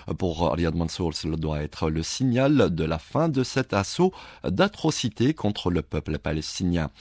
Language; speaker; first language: French; non-native, local second language; Arabic